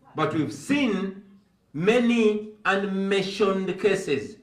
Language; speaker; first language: English; non-native, local second language; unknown